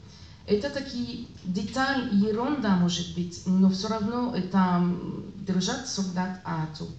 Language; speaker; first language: Russian; non-native, learner; French